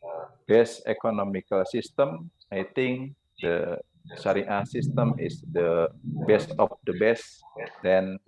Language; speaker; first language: English; non-native, learner; Indonesian